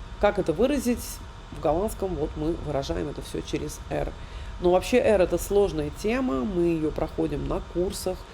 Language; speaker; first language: Russian; native; Russian